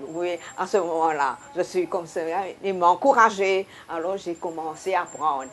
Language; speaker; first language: French; non-native, local second language; Hakka Chinese